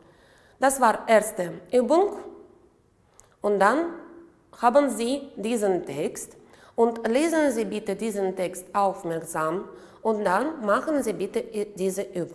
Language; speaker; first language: German; non-native, fluent; Uzbek